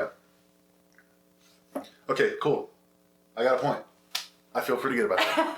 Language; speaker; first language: English; native; English